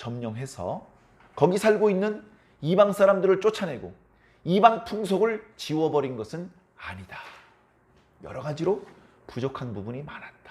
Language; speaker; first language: Korean; native; Korean